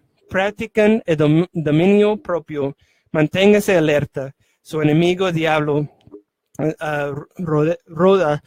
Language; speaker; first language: Spanish; non-native, fluent; English